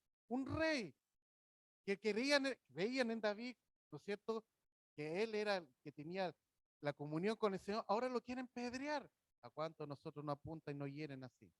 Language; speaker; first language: Spanish; native; Spanish